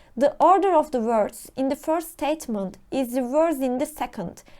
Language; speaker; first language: English; non-native, fluent; Turkish